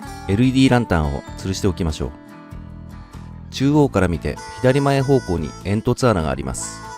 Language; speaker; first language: Japanese; native; Japanese